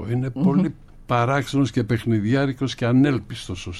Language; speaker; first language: Greek; native; Greek